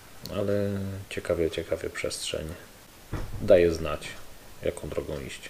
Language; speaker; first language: Polish; native; Polish